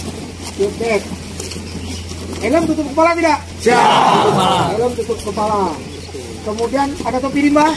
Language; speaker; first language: Indonesian; native; Indonesian